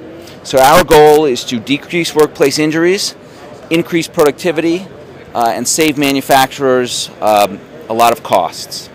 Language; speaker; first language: English; native; English